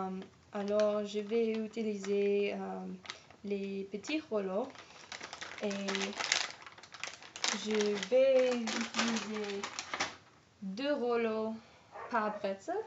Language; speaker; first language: French; non-native, learner; English